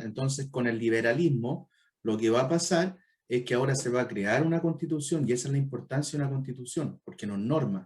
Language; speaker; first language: Spanish; native; Spanish